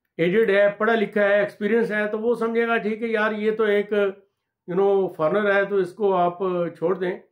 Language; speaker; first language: Urdu; non-native, local second language; Punjabi